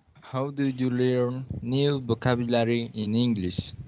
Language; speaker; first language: English; non-native, learner; Spanish